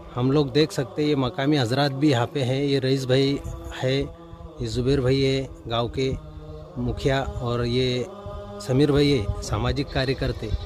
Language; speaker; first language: Hindi; non-native, local second language; Urdu